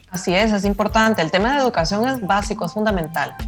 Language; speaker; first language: Spanish; native; Spanish